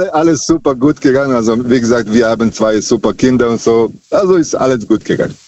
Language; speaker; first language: German; native; German